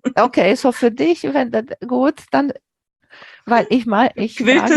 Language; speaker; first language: German; non-native, fluent; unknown